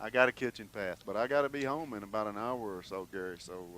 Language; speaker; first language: English; native; English